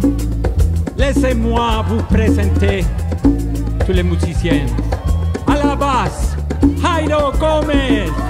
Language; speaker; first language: French; non-native, fluent; Spanish